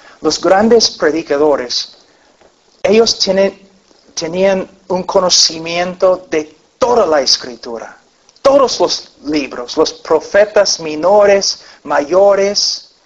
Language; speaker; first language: Spanish; non-native, fluent; English